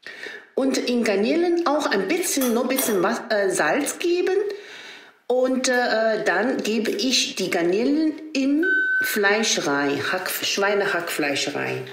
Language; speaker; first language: German; non-native, learner; Chinese